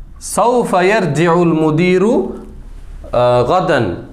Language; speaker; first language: Arabic; non-native, fluent; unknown